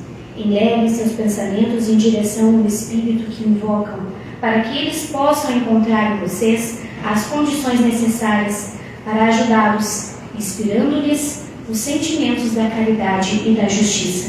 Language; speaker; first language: Portuguese; native; Portuguese